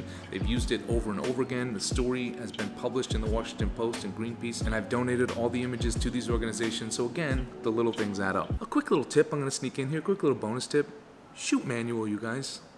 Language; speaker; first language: English; native; English